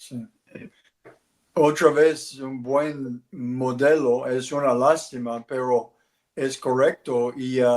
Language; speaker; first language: Spanish; non-native, learner; English